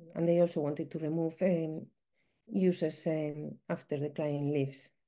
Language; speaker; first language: English; non-native, fluent; Spanish